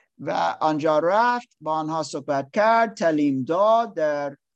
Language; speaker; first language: Persian; non-native, learner; English